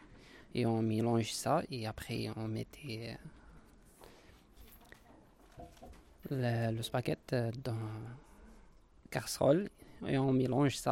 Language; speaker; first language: French; non-native, learner; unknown